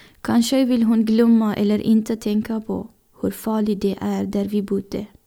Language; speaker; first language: Swedish; non-native, fluent; Persian